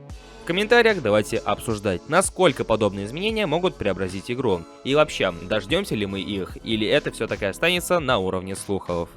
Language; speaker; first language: Russian; native; Russian